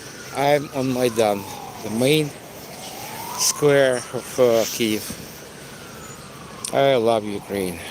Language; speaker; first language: English; non-native, fluent; Russian